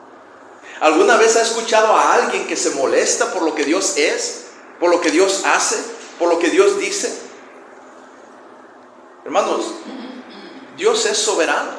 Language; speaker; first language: Spanish; native; Spanish